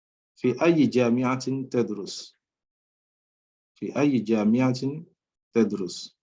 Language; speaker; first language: Arabic; non-native, fluent; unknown